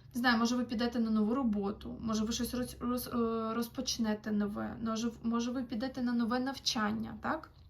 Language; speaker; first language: Ukrainian; non-native, local second language; Russian